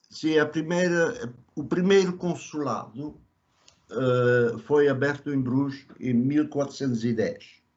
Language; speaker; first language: Portuguese; early bilingual, other home language; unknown